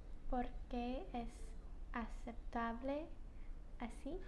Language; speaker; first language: Spanish; non-native, learner; English